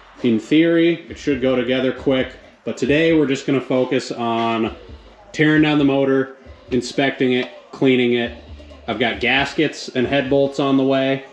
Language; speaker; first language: English; native; English